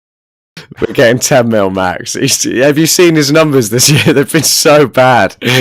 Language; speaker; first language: English; native; English